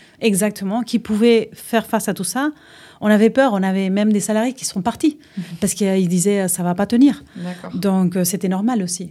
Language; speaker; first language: French; non-native, fluent; Spanish